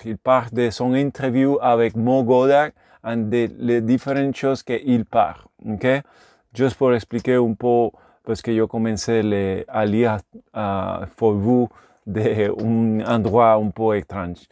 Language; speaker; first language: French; non-native, learner; Spanish